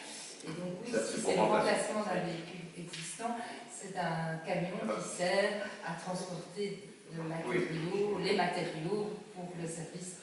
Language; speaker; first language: French; native; French